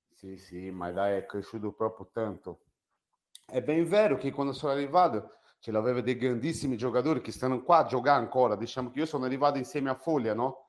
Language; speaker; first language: Italian; non-native, fluent; Portuguese